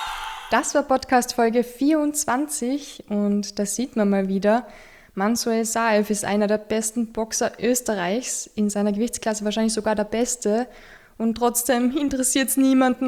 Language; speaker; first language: German; native; German